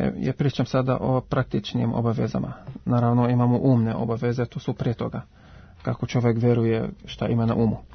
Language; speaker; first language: Serbian; non-native, fluent; Arabic